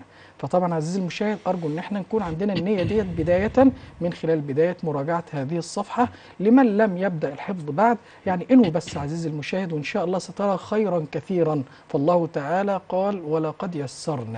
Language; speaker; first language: Arabic; native; Arabic